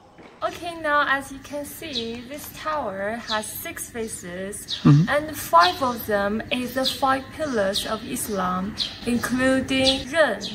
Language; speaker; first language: English; non-native, fluent; Chinese